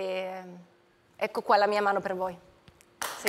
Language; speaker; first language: Italian; non-native, fluent; Spanish